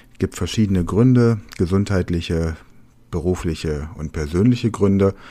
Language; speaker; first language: German; native; German